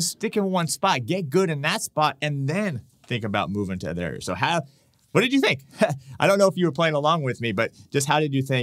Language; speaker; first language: English; native; English